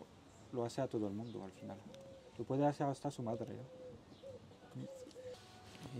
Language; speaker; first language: Spanish; non-native, learner; French